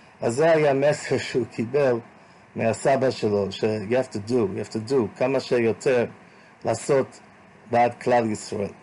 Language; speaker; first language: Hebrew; non-native, fluent; English